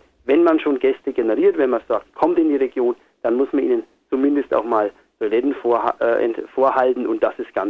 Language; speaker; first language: German; native; German